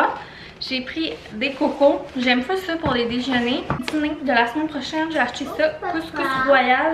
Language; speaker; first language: French; native; French